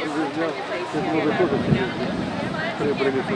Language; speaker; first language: Russian; native; Russian